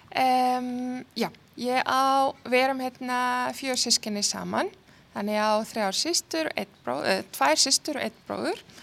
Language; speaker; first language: Icelandic; non-native, fluent; Arabic